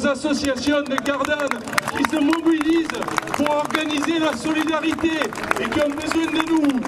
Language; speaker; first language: French; native; French